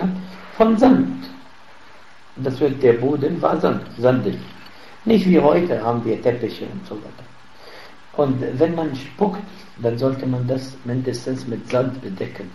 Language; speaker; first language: German; non-native, fluent; Arabic